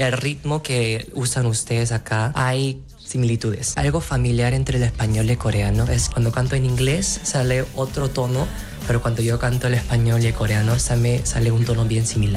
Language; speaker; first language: Spanish; non-native, fluent; Korean